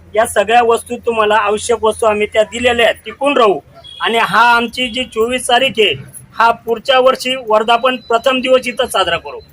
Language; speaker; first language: Marathi; native; Marathi